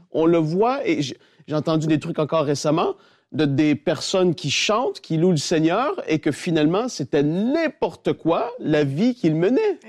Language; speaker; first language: French; native; French